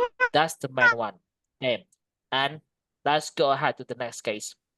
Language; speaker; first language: English; non-native, fluent; Indonesian